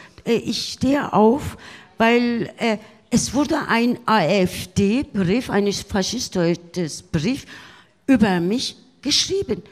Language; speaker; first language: German; early bilingual, other home language; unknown